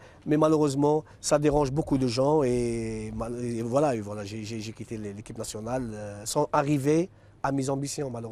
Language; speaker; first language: French; non-native, local second language; Arabic